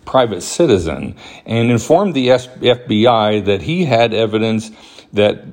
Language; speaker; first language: English; native; English